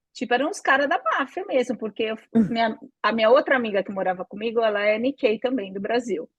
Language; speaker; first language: Portuguese; native; Portuguese